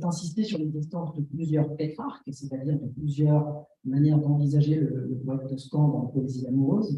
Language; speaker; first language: French; native; French